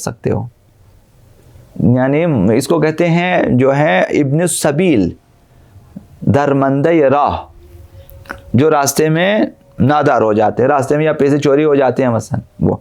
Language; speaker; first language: Urdu; non-native, local second language; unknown